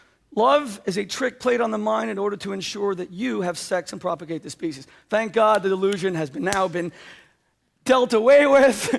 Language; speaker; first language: English; native; English